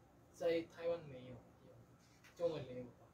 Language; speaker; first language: Chinese; non-native, learner; Indonesian